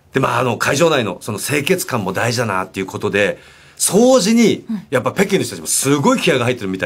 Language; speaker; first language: Japanese; native; Japanese